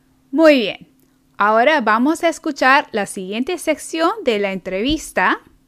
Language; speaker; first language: Spanish; non-native, fluent; English